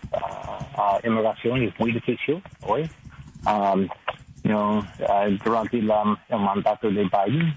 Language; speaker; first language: Spanish; non-native, learner; English